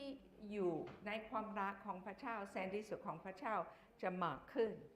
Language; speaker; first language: Thai; non-native, fluent; English